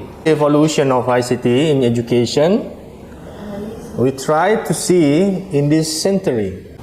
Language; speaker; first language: English; non-native, fluent; Indonesian